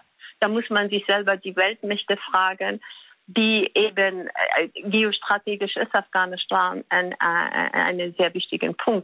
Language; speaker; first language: German; non-native, fluent; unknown